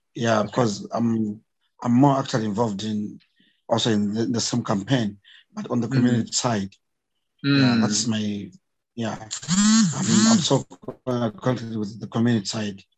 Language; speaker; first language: English; non-native, local second language; Bemba